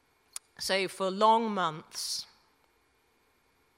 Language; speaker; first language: English; native; English